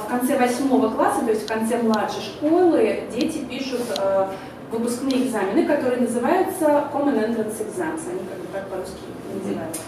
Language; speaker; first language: Russian; native; Russian